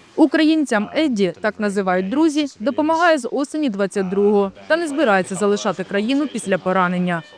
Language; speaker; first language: Ukrainian; native; Ukrainian